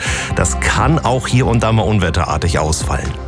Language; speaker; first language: German; native; German